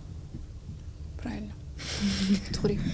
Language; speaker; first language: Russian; early bilingual, other home language; Tajik